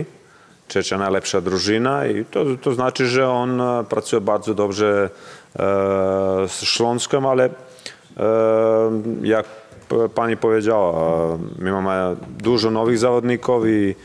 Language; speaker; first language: Polish; non-native, learner; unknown